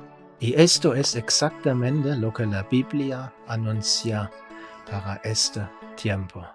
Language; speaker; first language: Spanish; non-native, fluent; German